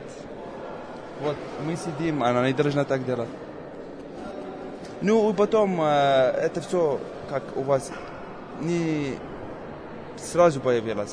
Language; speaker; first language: Russian; non-native, fluent; Arabic